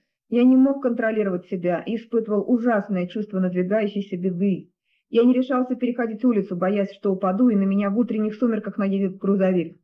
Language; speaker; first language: Russian; native; Russian